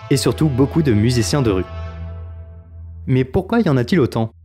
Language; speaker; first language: French; native; French